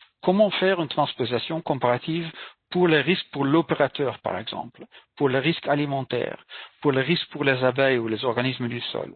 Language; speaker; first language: French; non-native, fluent; Dutch